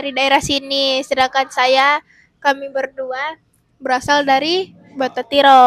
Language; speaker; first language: Indonesian; non-native, local second language; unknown